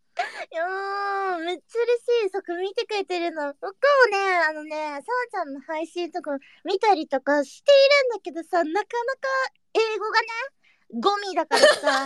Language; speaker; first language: Japanese; native; Japanese